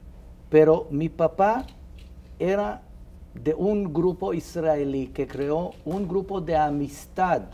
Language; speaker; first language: Spanish; non-native, fluent; Hebrew